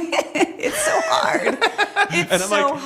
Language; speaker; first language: English; native; English